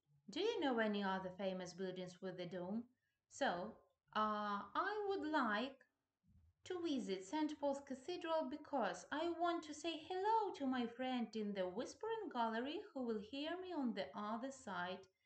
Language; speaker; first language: English; non-native, fluent; Ukrainian